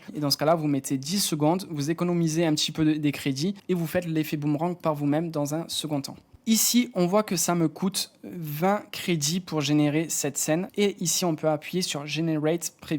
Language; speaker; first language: French; native; French